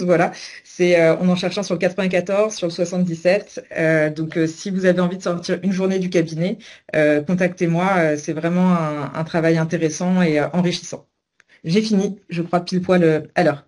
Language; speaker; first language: French; native; French